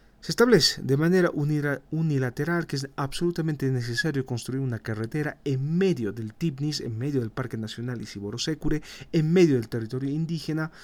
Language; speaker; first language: Spanish; native; Spanish